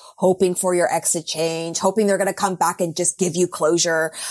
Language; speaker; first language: English; native; English